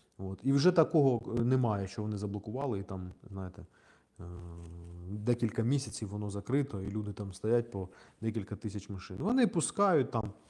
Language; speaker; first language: Ukrainian; non-native, local second language; Russian